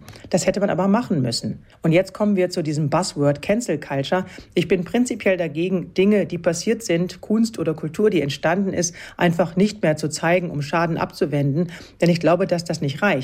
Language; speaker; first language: German; native; German